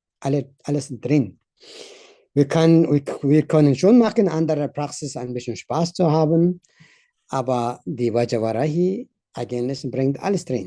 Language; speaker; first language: German; non-native, learner; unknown